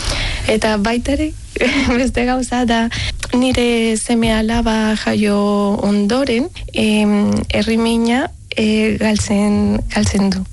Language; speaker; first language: Basque; non-native, learner; Spanish